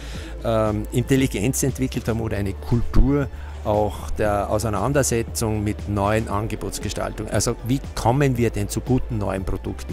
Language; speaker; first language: German; native; German